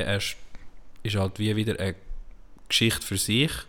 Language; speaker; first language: German; native; German